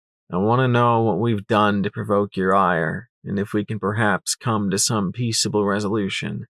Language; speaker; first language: English; native; English